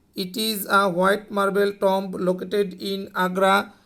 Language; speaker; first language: English; non-native, fluent; Bangla